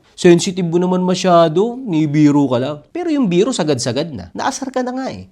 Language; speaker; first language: Filipino; native; Filipino